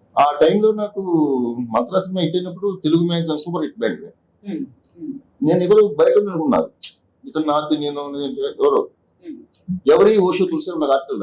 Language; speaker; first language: Telugu; native; Telugu